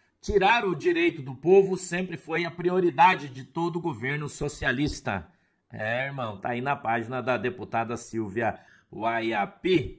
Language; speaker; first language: Portuguese; native; Portuguese